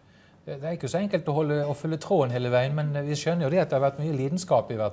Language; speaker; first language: Norwegian; native; Norwegian